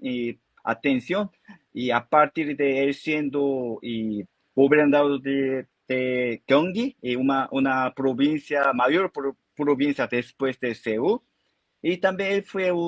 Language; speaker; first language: Spanish; non-native, fluent; Korean